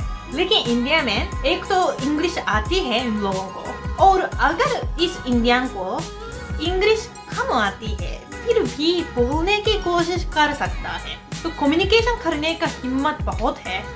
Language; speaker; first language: Hindi; non-native, fluent; Japanese